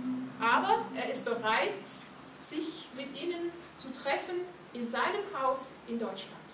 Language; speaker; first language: German; non-native, fluent; Hungarian